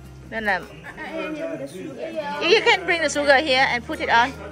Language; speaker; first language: English; non-native, learner; Vietnamese